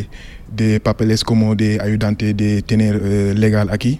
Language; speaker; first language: Spanish; non-native, learner; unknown